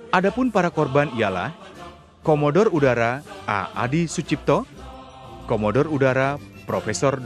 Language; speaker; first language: Indonesian; native; Indonesian